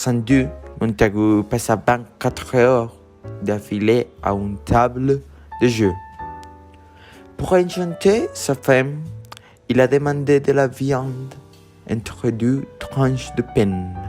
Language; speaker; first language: French; non-native, learner; Spanish